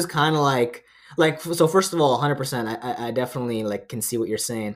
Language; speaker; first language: English; native; English